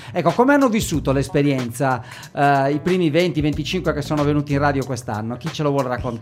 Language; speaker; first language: Italian; native; Italian